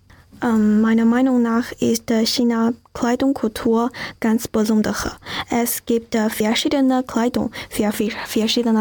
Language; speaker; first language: German; non-native, learner; Chinese